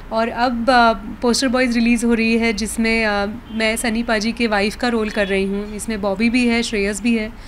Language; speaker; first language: Hindi; non-native, local second language; Marathi